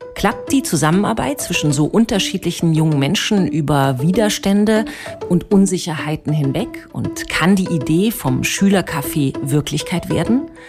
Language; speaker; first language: German; native; German